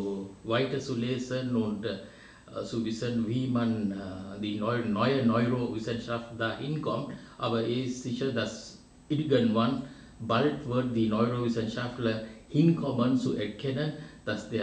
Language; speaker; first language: German; non-native, fluent; Sinhala